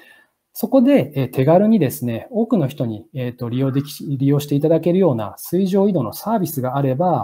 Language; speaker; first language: Japanese; native; Japanese